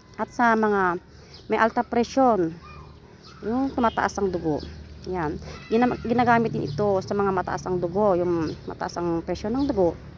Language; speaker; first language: Filipino; non-native, local second language; Iloko